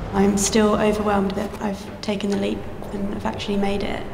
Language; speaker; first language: English; native; English